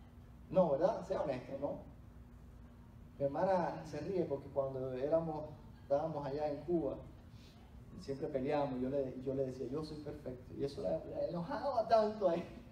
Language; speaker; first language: Spanish; native; Spanish